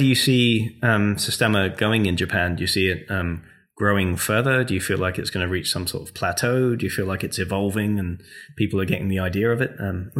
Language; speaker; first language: English; native; English